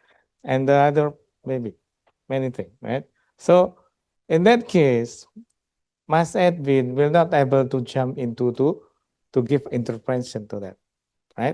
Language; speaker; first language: English; non-native, local second language; Indonesian